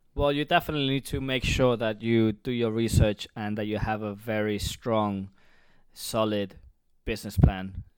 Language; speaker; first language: English; non-native, fluent; Spanish